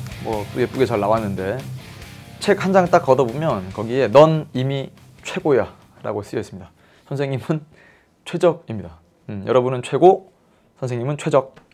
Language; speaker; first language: Korean; native; Korean